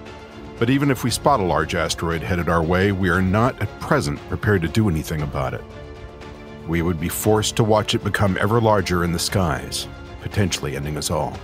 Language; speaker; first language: English; native; English